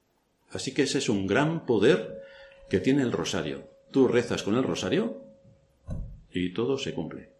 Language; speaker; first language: Spanish; native; Spanish